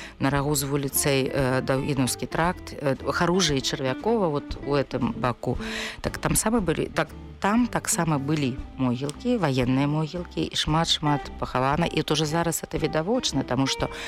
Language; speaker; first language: Belarusian; non-native, local second language; Russian